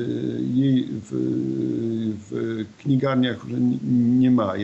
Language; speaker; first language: Polish; non-native, learner; Ukrainian